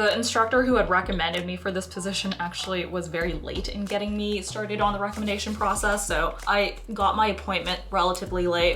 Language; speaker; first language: English; early bilingual, other home language; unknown